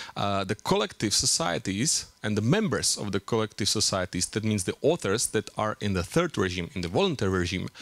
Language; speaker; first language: English; non-native, fluent; Czech